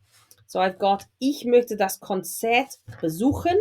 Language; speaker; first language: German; non-native, fluent; English